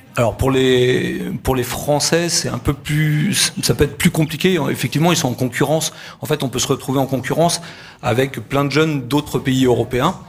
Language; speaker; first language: French; native; French